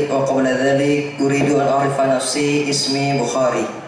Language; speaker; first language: Arabic; non-native, learner; Indonesian